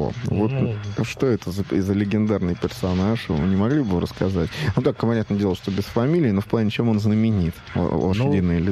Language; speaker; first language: Russian; native; Russian